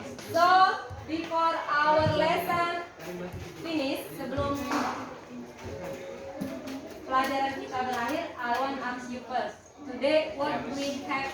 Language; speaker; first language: English; non-native, learner; Indonesian